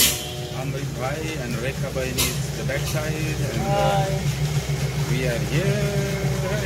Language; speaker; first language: English; non-native, learner; Nepali